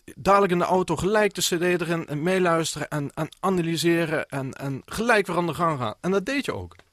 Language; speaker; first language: Dutch; native; Dutch